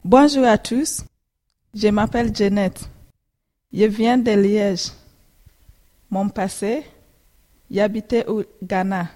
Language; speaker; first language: French; non-native, learner; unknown